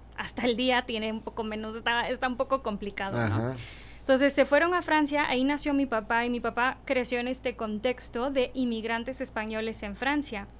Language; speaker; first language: Spanish; early bilingual, heritage; Spanish